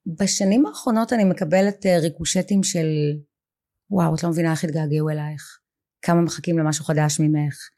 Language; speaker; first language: Hebrew; native; Hebrew